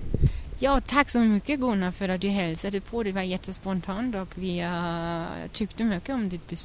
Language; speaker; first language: Swedish; non-native, fluent; German